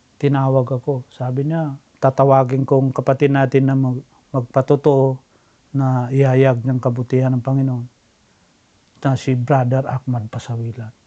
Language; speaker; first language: Filipino; non-native, local second language; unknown